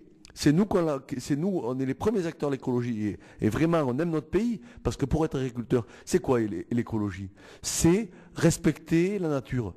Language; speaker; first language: French; native; French